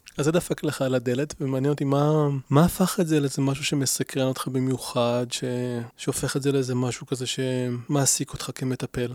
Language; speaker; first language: Hebrew; native; Hebrew